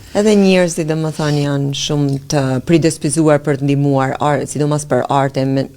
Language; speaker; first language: Albanian; native; Albanian